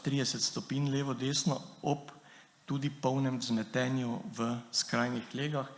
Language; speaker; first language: Slovenian; native; Slovenian